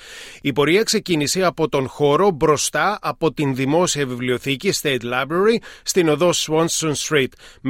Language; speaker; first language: Greek; native; Greek